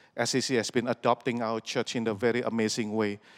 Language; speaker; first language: English; non-native, fluent; Indonesian